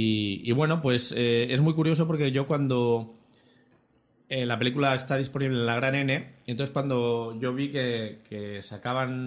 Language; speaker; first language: Spanish; native; Spanish